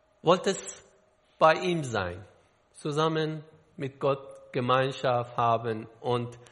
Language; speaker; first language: German; non-native, learner; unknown